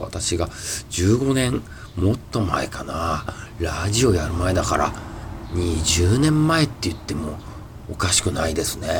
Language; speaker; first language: Japanese; native; Japanese